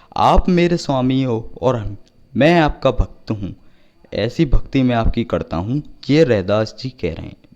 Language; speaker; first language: Hindi; native; Hindi